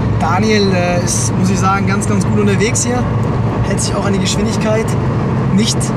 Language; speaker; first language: German; early bilingual, other home language; Turkish